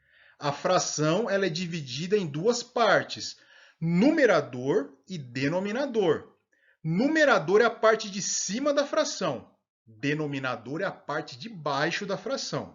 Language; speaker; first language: Portuguese; native; Portuguese